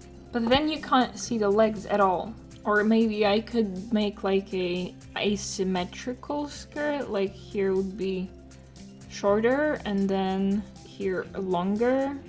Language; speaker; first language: English; non-native, fluent; Polish